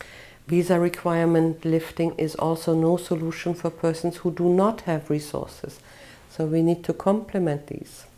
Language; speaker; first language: English; non-native, fluent; German